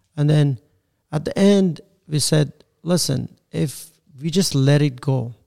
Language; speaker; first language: English; non-native, fluent; Persian